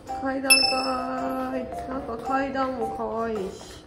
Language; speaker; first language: Japanese; native; Japanese